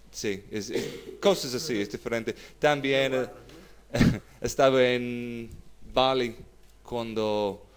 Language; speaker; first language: Spanish; non-native, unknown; English